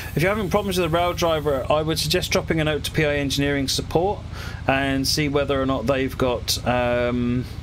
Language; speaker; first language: English; native; English